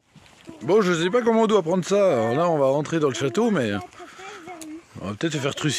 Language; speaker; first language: French; native; French